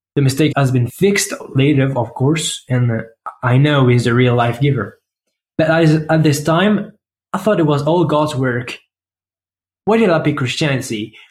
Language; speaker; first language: English; non-native, fluent; French